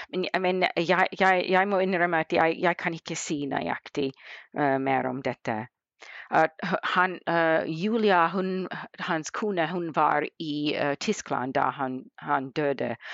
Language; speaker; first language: Norwegian; non-native, fluent; English